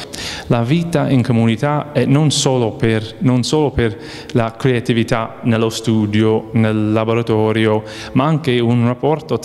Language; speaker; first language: Italian; non-native, fluent; English